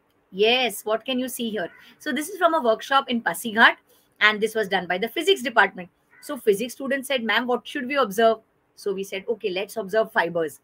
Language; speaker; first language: English; non-native, local second language; Hindi